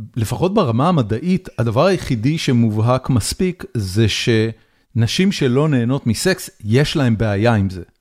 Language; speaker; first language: Hebrew; native; Hebrew